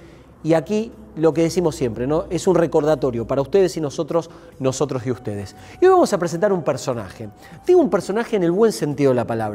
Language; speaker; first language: Spanish; native; Spanish